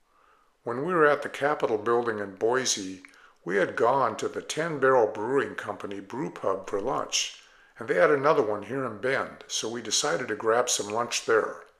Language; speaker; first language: English; native; English